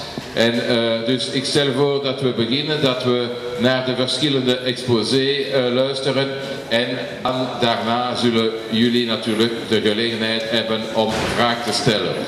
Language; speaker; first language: Dutch; non-native, local second language; French